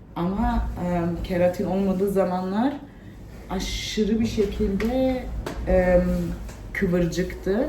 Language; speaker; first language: Turkish; early bilingual, heritage; Turkish